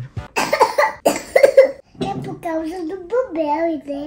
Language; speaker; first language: Portuguese; early bilingual, heritage; Portuguese